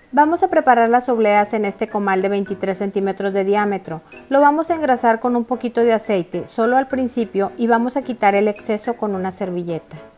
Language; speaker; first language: Spanish; native; Spanish